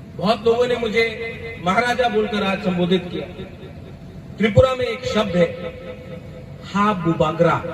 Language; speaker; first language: Hindi; non-native, local second language; Kok Borok